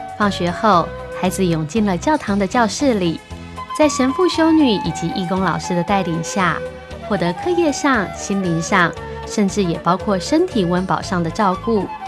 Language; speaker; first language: Chinese; native; Chinese